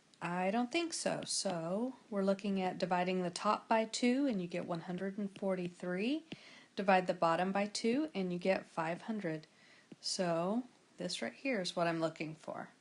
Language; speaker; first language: English; native; English